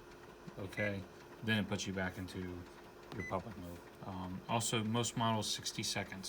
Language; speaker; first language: English; native; English